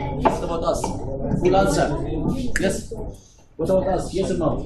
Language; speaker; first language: English; non-native, learner; Arabic